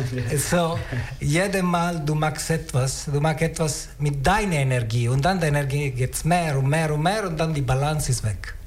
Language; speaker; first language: German; non-native, learner; Italian